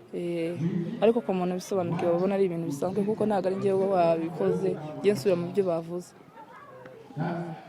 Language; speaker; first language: Kinyarwanda; native; Kinyarwanda